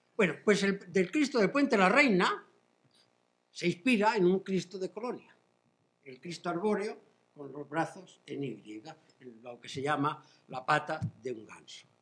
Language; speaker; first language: Spanish; native; Spanish